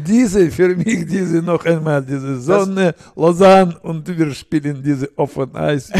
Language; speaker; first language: German; non-native, learner; Russian